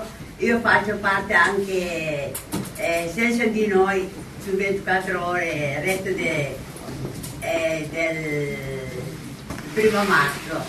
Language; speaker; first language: Italian; non-native, local second language; Somali